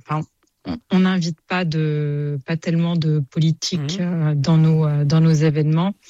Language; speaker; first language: French; native; French